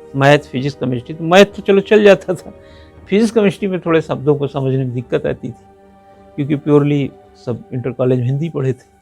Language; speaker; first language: Hindi; native; Hindi